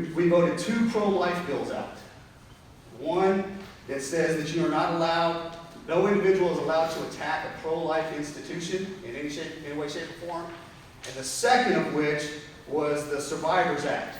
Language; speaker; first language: English; native; English